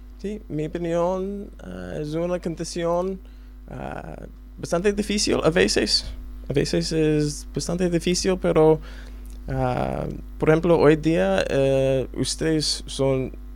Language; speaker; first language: Spanish; non-native, learner; English